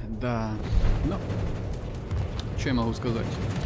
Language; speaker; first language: Russian; native; Russian